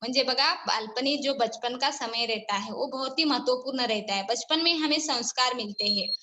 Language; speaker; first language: Hindi; non-native, local second language; Marathi